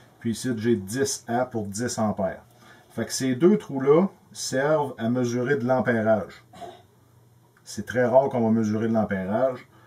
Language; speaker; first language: French; native; French